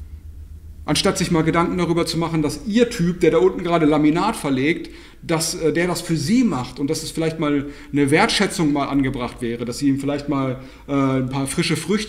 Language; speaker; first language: German; native; German